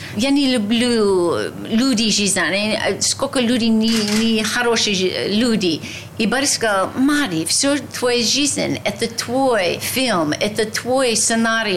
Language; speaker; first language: Russian; non-native, fluent; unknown